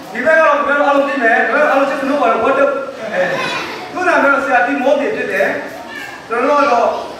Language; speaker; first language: Burmese; non-native, local second language; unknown